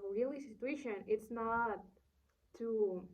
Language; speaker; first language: English; non-native, learner; Spanish